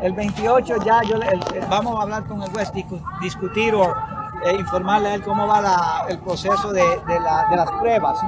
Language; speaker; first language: Spanish; non-native, fluent; English